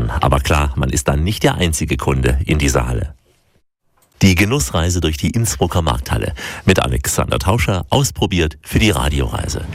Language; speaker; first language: German; native; German